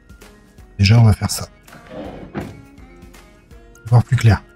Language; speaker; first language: French; native; French